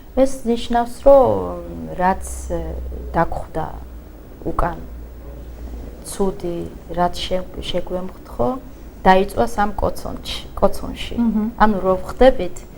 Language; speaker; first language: Georgian; non-native, local second language; Azerbaijani